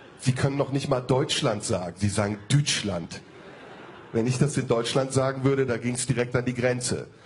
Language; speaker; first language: German; early bilingual, other home language; Turkish